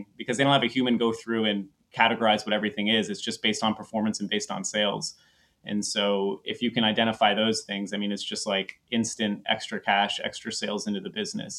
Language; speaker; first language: English; native; English